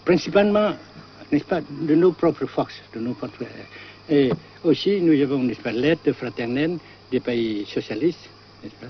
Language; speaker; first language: French; non-native, local second language; Vietnamese